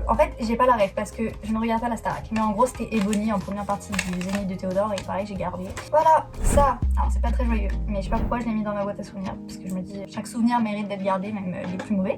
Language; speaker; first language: French; native; French